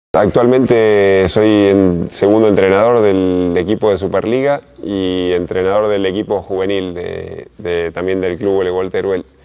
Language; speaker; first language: Spanish; native; Spanish